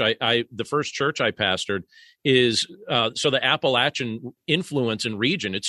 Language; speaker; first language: English; native; English